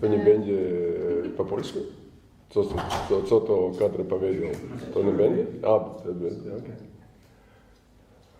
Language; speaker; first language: Polish; non-native, learner; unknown